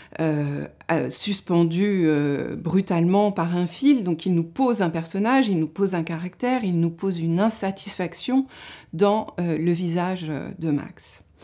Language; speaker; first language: French; native; French